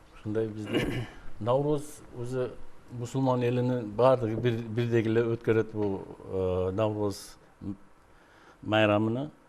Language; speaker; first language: Kyrgyz; non-native, local second language; Uyghur